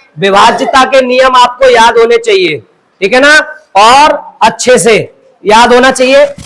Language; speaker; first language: Hindi; native; Hindi